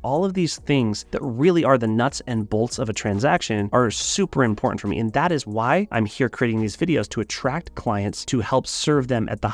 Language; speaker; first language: English; native; English